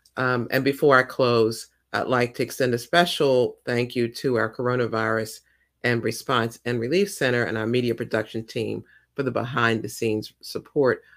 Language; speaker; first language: English; native; English